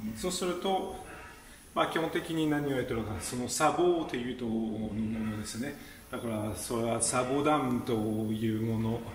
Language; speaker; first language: Japanese; non-native, fluent; French